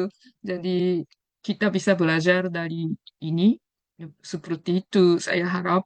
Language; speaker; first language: Indonesian; non-native, fluent; Japanese